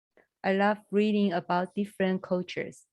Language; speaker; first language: English; non-native, learner; Chinese